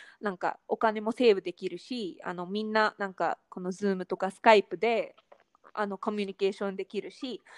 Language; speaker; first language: Japanese; non-native, fluent; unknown